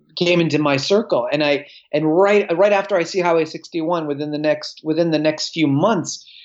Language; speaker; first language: English; native; English